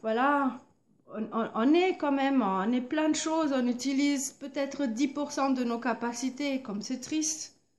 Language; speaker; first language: French; non-native, fluent; German